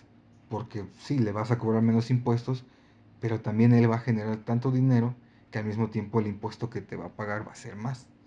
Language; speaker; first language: Spanish; native; Spanish